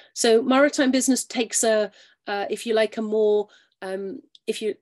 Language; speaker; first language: English; native; English